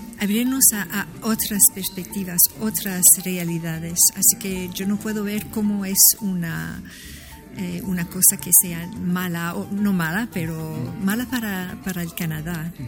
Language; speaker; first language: Spanish; non-native, fluent; French